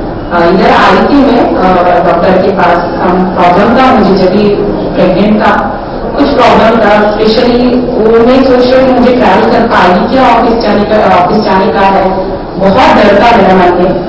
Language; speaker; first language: Hindi; non-native, local second language; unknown